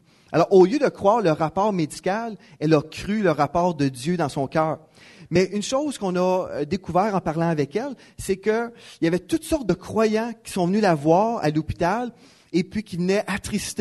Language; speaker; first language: French; native; French